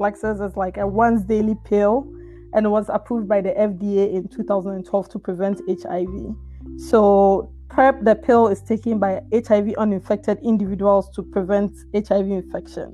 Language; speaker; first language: English; non-native, local second language; Akan